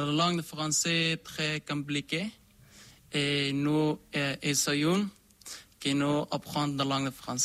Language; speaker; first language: French; non-native, learner; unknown